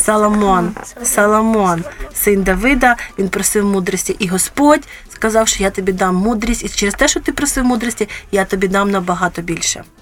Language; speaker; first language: Ukrainian; native; Ukrainian